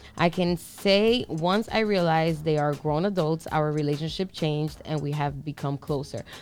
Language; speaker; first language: English; early bilingual, other home language; Spanish